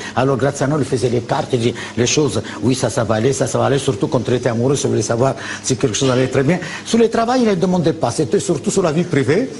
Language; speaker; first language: French; native; French